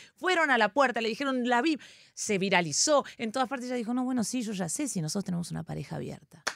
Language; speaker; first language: Spanish; native; Spanish